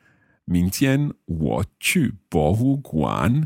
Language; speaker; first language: Chinese; non-native, learner; English